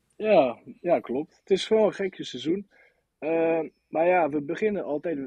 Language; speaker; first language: Dutch; non-native, fluent; French